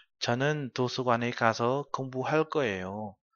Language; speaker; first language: Korean; non-native, learner; Vietnamese